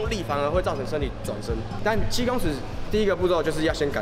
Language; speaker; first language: Chinese; native; Chinese